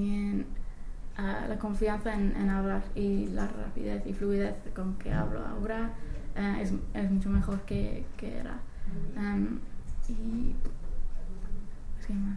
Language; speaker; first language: Spanish; non-native, fluent; English